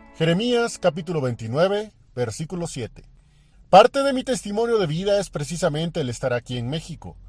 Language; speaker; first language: Spanish; native; Spanish